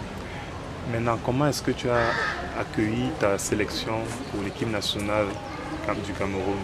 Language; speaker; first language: French; native; French